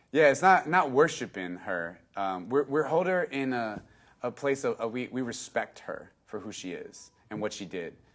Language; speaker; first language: English; native; English